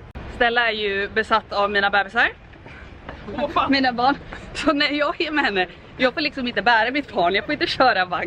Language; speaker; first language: Swedish; native; Swedish